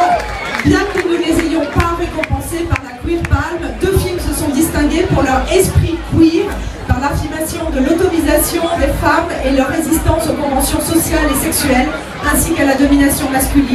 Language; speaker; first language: French; native; French